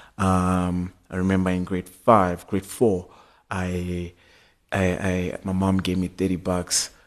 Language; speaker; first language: English; non-native, local second language; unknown